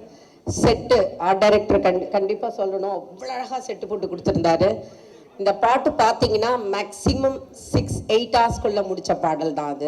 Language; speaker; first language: Tamil; non-native, fluent; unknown